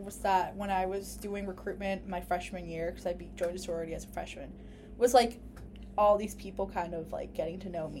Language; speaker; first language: English; early bilingual, other home language; Spanish